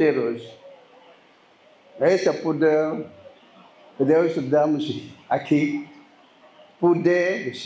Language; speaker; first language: Portuguese; non-native, learner; Lingala